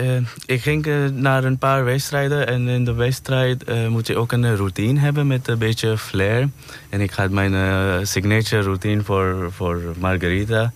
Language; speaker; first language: Dutch; non-native, fluent; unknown